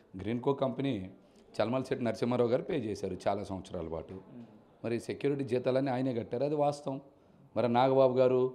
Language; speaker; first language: Telugu; native; Telugu